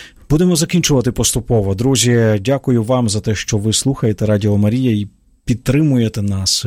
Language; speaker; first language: Ukrainian; native; Ukrainian